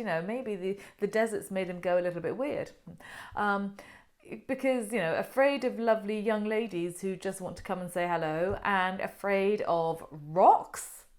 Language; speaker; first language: English; native; English